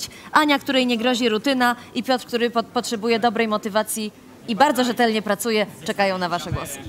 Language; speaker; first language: Polish; native; Polish